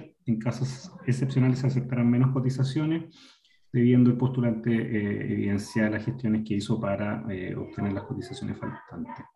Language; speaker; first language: Spanish; native; Spanish